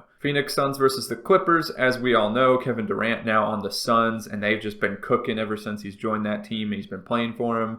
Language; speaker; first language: English; native; English